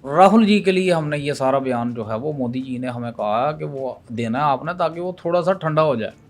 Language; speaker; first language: Urdu; non-native, local second language; Punjabi